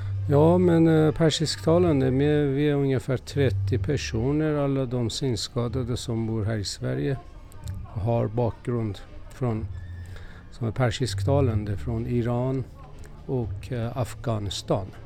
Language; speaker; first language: Swedish; non-native, fluent; Persian